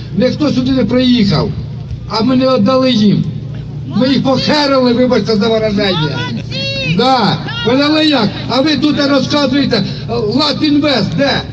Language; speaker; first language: Ukrainian; native; Ukrainian